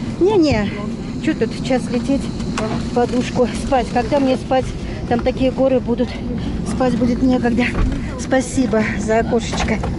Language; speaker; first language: Russian; native; Russian